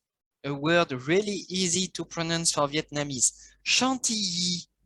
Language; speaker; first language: English; non-native, learner; French